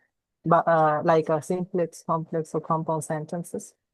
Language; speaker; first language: English; non-native, learner; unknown